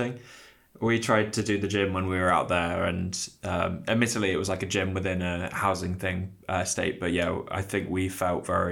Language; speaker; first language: English; native; English